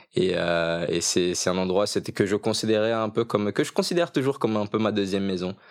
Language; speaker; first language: French; early bilingual, other home language; Portuguese